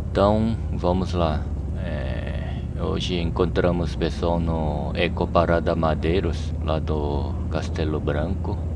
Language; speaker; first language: Portuguese; non-native, fluent; Korean